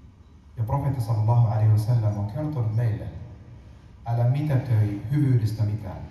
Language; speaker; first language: Finnish; early bilingual, other home language; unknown